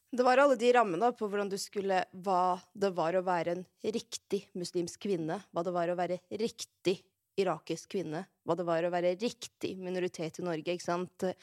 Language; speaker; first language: Norwegian; early bilingual, other home language; Arabic